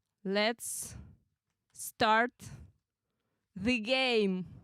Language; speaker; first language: English; non-native, fluent; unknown